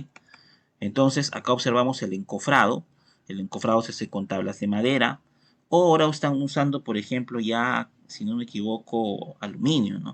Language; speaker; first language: Spanish; native; Spanish